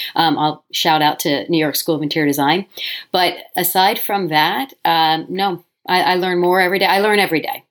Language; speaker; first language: English; native; English